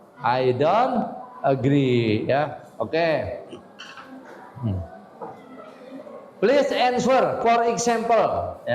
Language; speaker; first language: English; non-native, fluent; Indonesian